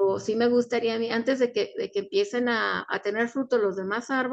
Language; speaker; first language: Spanish; native; Spanish